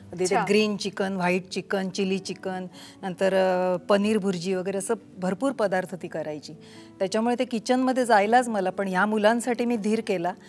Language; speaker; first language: Marathi; native; Marathi